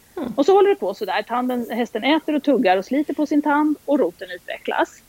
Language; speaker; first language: Swedish; native; Swedish